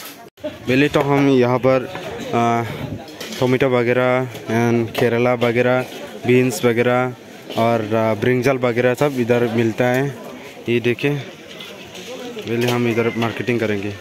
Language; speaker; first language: Hindi; non-native, local second language; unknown